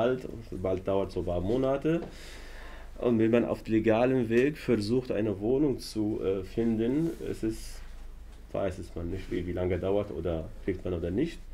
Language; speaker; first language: German; non-native, learner; Arabic